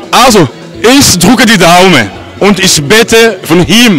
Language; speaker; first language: German; non-native, learner; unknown